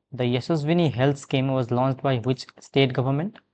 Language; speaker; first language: English; non-native, local second language; Bangla